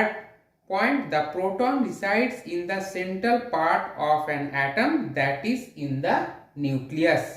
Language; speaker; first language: English; non-native, local second language; Hindi